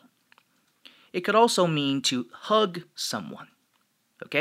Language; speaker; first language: English; non-native, fluent; Chinese